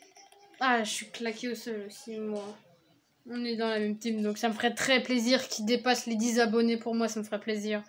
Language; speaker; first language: French; native; French